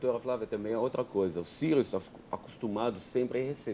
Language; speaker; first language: Portuguese; non-native, fluent; Arabic